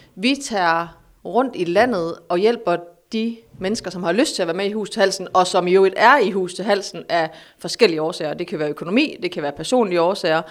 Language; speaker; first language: Danish; native; Danish